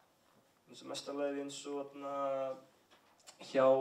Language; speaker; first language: Icelandic; early bilingual, heritage; English